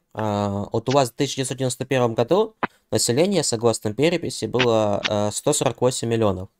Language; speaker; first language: Russian; non-native, local second language; Ukrainian